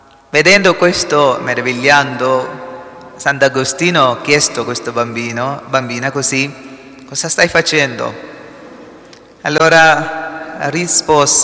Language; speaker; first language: Italian; non-native, fluent; Malayalam